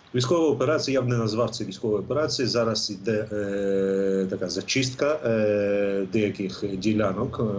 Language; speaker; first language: Ukrainian; native; Ukrainian